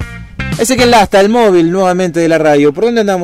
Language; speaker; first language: Spanish; native; Spanish